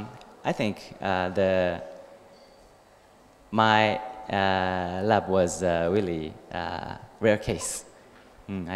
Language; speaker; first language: English; non-native, learner; Japanese